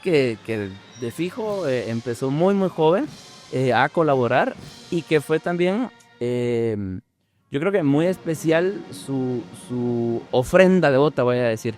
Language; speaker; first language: Spanish; native; Spanish